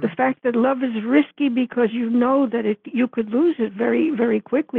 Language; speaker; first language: English; early bilingual, other home language; Spanish